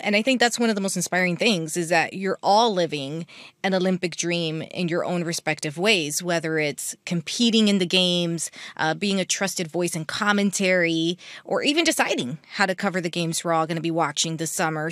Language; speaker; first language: English; early bilingual, other home language; Spanish